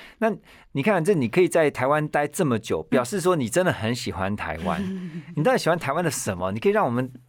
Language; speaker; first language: Chinese; native; Chinese